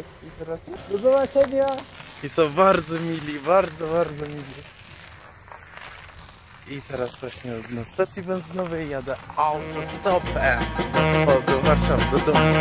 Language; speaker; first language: Polish; non-native, fluent; Persian